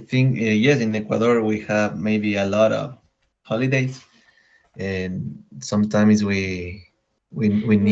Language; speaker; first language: English; non-native, learner; Spanish